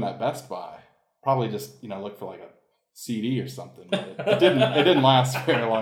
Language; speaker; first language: English; native; English